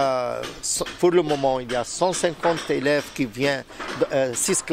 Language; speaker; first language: French; non-native, fluent; Arabic